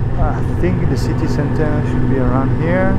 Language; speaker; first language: English; non-native, fluent; French